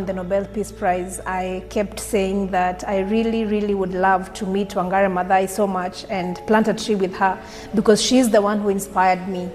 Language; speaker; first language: English; non-native, local second language; Kikuyu